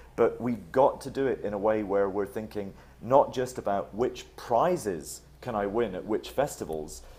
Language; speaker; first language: English; native; English